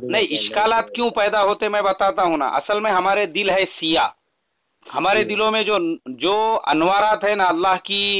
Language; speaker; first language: Hindi; non-native, local second language; Urdu